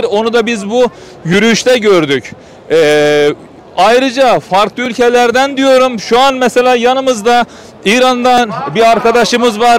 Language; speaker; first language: Turkish; native; Turkish